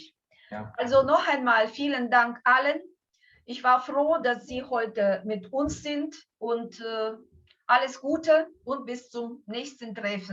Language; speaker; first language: German; non-native, fluent; Ukrainian